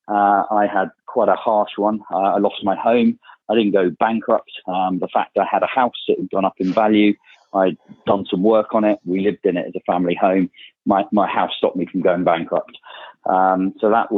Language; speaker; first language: English; native; English